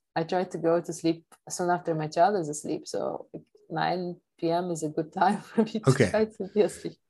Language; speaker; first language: English; non-native, fluent; Polish